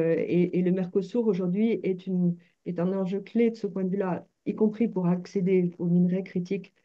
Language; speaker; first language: French; native; French